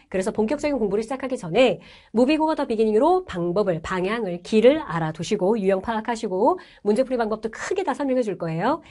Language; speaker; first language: Korean; native; Korean